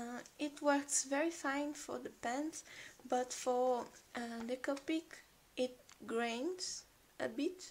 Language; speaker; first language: English; non-native, fluent; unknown